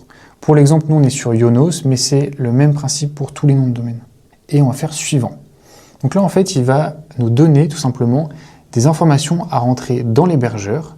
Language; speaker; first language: French; native; French